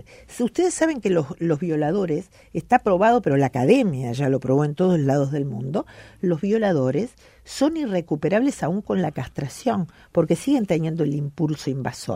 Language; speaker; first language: Spanish; native; Spanish